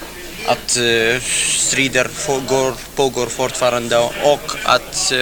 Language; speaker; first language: Swedish; non-native, fluent; Arabic